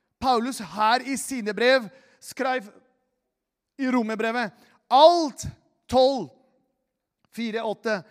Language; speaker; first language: Norwegian; non-native, fluent; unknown